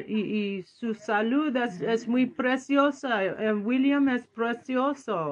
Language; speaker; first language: Spanish; non-native, learner; English